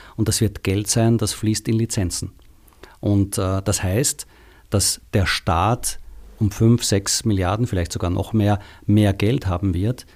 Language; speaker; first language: German; native; German